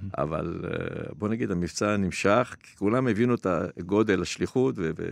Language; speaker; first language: Hebrew; native; Hebrew